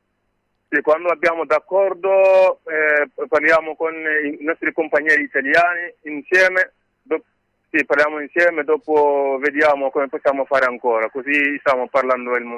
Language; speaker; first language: Italian; non-native, learner; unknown